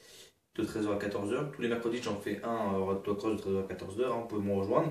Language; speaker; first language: French; native; French